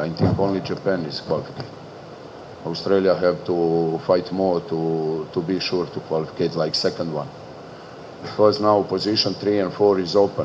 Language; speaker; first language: English; non-native, learner; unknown